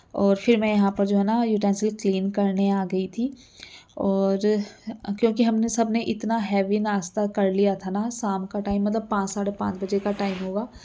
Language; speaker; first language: Hindi; native; Hindi